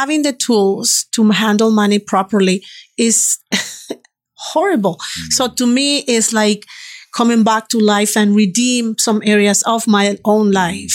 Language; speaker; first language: English; non-native, fluent; Spanish